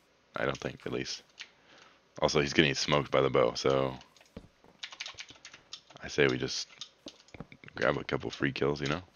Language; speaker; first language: English; native; English